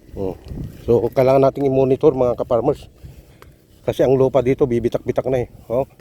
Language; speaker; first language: Filipino; non-native, local second language; Iloko